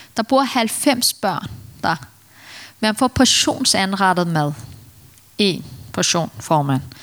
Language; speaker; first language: Danish; early bilingual, other home language; Turkish